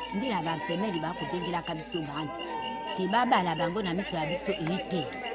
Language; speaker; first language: Lingala; non-native, local second language; Mongo